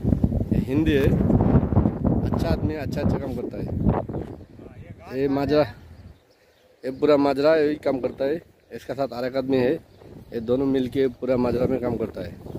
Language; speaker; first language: Hindi; non-native, learner; Bangla